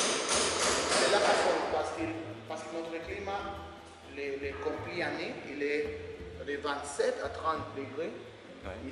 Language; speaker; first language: French; non-native, learner; Spanish